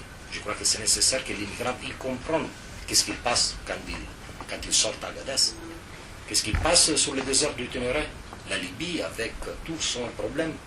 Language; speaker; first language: French; non-native, fluent; Italian